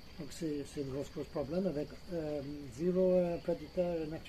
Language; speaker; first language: French; non-native, fluent; English